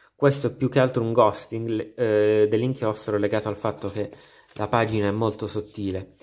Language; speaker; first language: Italian; native; Italian